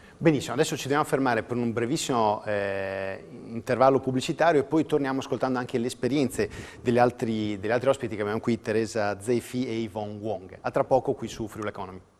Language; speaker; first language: Italian; native; Italian